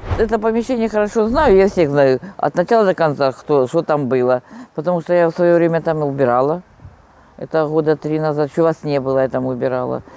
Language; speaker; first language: Russian; native; Russian